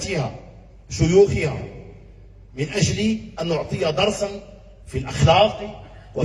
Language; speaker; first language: Arabic; native; Arabic